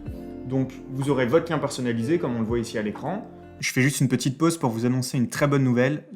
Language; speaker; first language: French; native; French